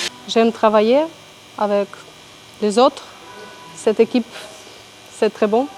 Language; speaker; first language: French; non-native, learner; Ukrainian